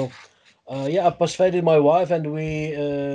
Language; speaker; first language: English; non-native, fluent; Czech